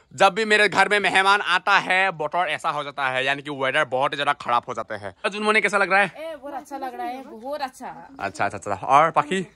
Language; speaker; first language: Hindi; non-native, local second language; Assamese